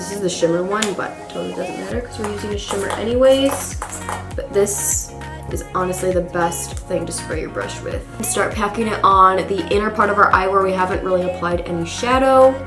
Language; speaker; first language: English; native; English